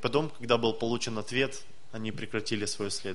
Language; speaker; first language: Russian; native; Russian